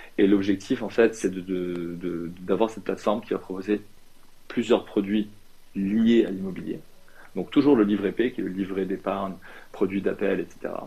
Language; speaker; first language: French; non-native, local second language; Arabic